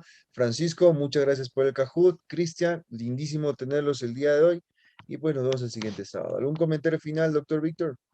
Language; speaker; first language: Spanish; native; Spanish